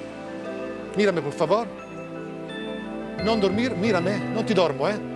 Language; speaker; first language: Spanish; non-native, learner; Italian